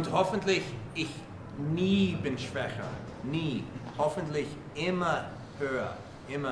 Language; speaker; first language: German; non-native, learner; English